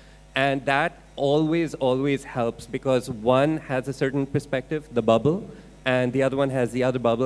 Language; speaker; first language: English; non-native, local second language; Urdu